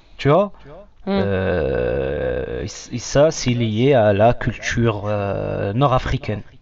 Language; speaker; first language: French; non-native, local second language; Arabic